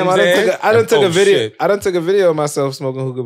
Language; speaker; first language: English; native; English